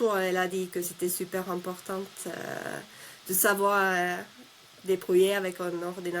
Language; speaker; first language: French; non-native, fluent; Finnish